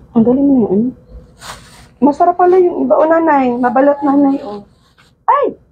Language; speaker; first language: Filipino; non-native, local second language; Cebuano